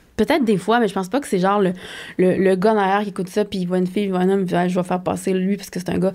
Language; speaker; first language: French; native; French